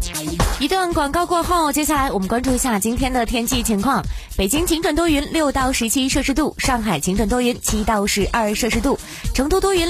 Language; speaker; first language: Chinese; native; Chinese